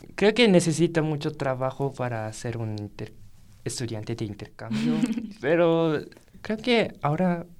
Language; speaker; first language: Spanish; non-native, fluent; Japanese